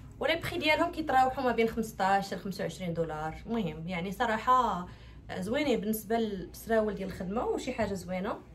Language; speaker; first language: Arabic; native; Arabic